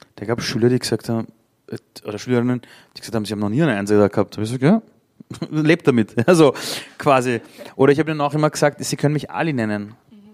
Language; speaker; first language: German; early bilingual, other home language; Persian